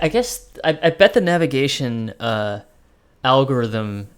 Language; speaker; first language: English; native; English